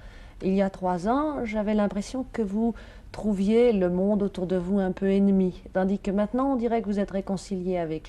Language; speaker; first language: French; native; French